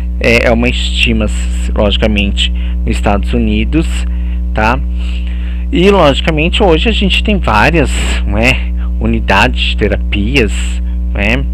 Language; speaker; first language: Portuguese; native; Portuguese